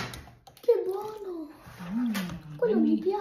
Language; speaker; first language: Italian; early bilingual, other home language; Filipino